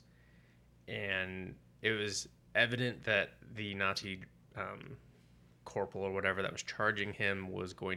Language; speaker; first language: English; native; English